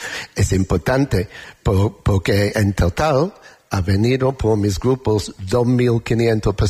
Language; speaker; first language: Spanish; non-native, learner; English